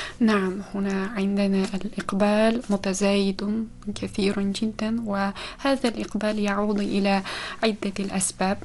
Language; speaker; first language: Arabic; non-native, fluent; Uzbek